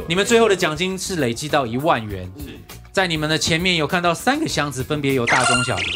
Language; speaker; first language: Chinese; native; Chinese